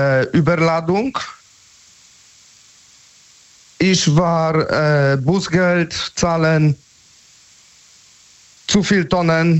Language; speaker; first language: German; non-native, learner; Polish